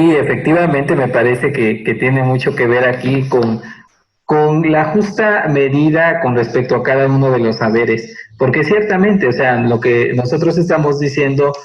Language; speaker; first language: Spanish; native; Spanish